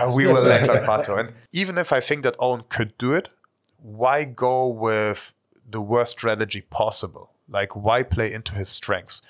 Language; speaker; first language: English; non-native, fluent; German